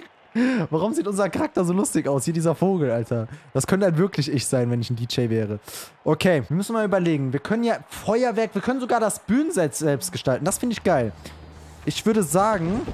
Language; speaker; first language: German; native; German